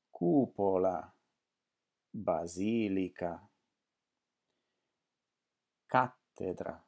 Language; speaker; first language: Italian; non-native, fluent; Lithuanian